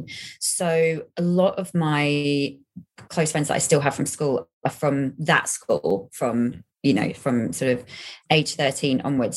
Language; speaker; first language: English; native; English